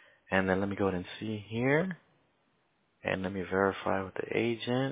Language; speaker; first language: English; early bilingual, other home language; Spanish